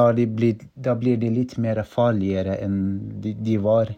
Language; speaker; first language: Norwegian; non-native, fluent; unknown